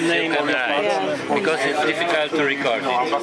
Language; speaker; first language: English; non-native, learner; Polish